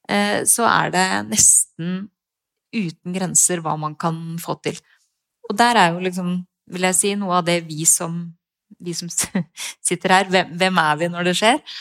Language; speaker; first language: Norwegian; native; Norwegian